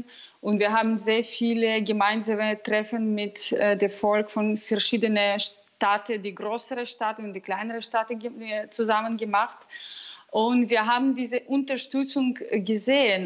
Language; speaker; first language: German; non-native, fluent; Russian